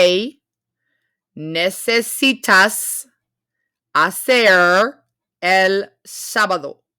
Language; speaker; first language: Spanish; non-native, fluent; English